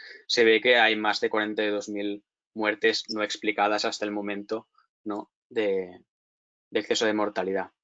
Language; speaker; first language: Spanish; native; Spanish